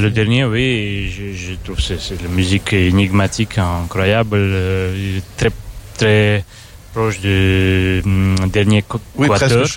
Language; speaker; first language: French; non-native, fluent; Russian